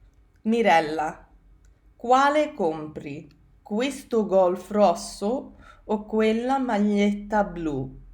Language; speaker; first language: Italian; non-native, fluent; English